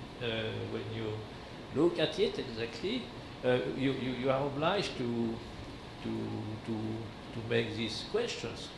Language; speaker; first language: English; non-native, learner; French